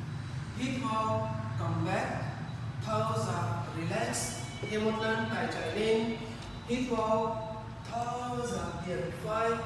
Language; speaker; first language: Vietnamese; non-native, learner; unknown